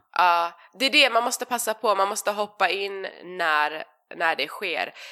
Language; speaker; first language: Swedish; early bilingual, other home language; Persian